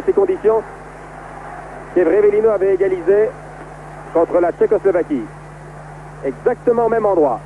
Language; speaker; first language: French; native; French